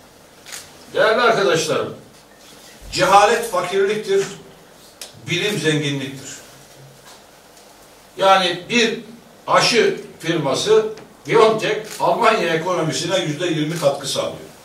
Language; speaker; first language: Turkish; native; Turkish